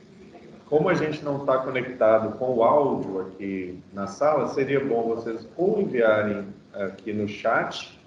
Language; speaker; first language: Portuguese; native; Portuguese